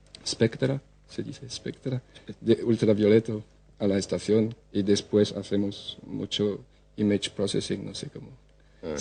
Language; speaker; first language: Spanish; non-native, fluent; French